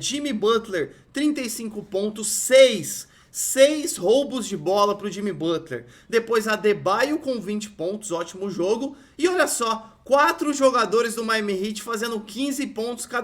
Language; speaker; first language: Portuguese; native; Portuguese